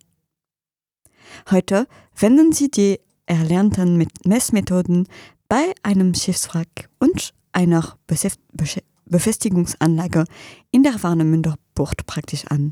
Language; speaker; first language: German; non-native, fluent; French